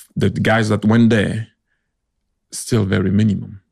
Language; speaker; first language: English; early bilingual, other home language; French